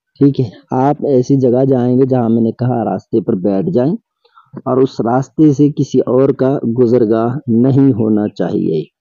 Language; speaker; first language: Urdu; non-native, local second language; Sindhi